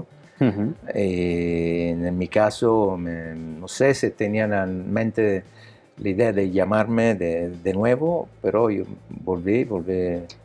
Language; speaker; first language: Spanish; non-native, learner; Italian